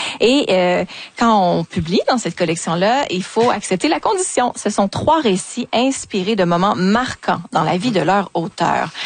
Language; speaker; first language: French; native; French